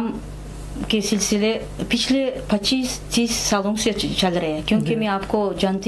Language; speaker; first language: Hindi; non-native, fluent; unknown